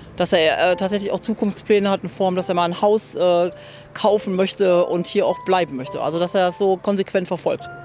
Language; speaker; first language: German; native; German